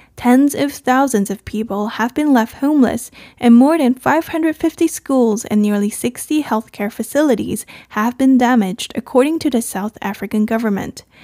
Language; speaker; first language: English; non-native, fluent; Chinese